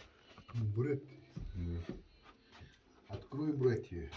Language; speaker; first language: Russian; non-native, learner; Mongolian